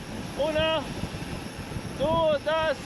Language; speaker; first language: Spanish; non-native, learner; Italian